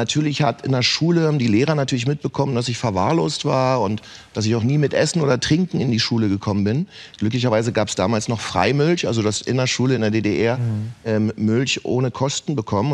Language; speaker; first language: German; native; German